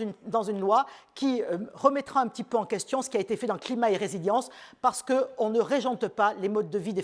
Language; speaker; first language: French; native; French